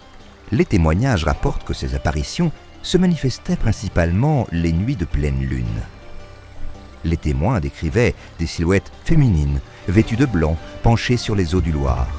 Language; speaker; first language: French; native; French